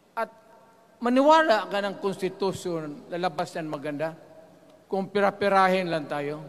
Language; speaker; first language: Filipino; non-native, local second language; Cebuano